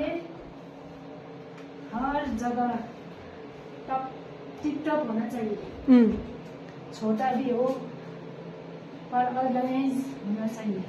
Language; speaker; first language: Hindi; non-native, local second language; Nepali